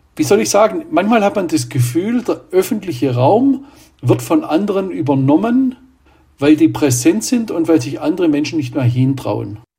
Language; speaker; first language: German; native; German